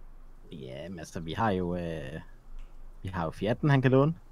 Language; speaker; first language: Danish; native; Danish